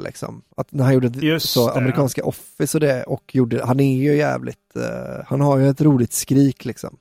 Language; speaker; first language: Swedish; native; Swedish